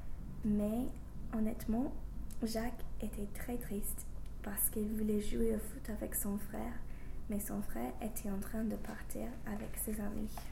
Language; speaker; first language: French; non-native, learner; English